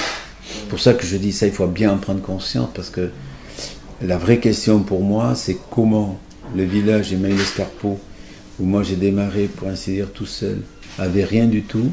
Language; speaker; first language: French; native; French